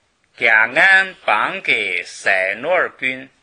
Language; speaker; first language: Chinese; native; Chinese